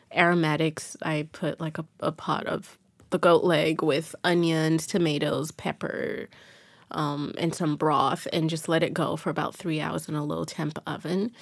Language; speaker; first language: English; non-native, local second language; Yoruba